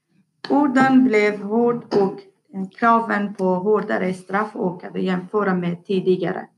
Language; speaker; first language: Swedish; non-native, learner; Persian